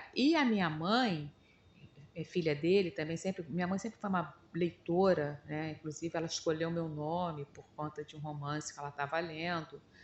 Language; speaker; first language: Portuguese; native; Portuguese